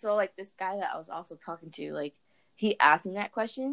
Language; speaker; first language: English; native; English